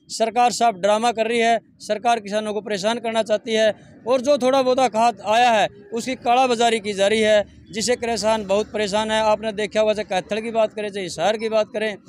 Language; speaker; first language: Hindi; native; Hindi